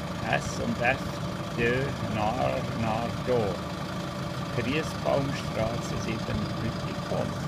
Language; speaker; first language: German; native; German